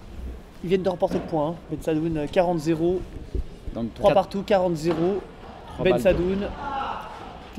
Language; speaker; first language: French; native; French